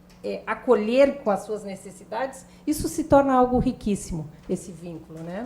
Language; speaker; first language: Portuguese; native; Portuguese